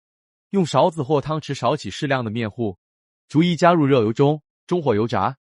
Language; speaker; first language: Chinese; native; Chinese